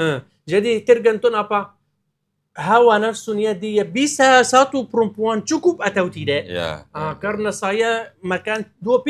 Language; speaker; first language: Indonesian; non-native, learner; Arabic